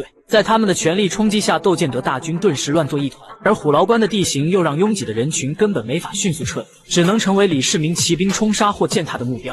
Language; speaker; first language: Chinese; native; Chinese